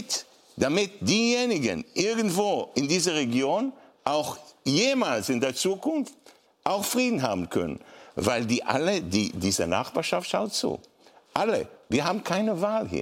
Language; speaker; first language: German; non-native, fluent; Hebrew